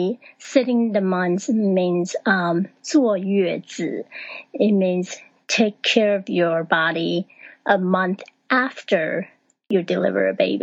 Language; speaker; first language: English; non-native, fluent; Chinese